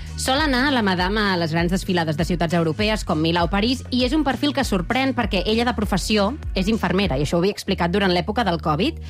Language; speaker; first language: Catalan; native; Catalan